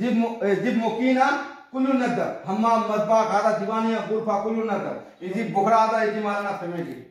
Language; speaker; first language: Arabic; non-native, learner; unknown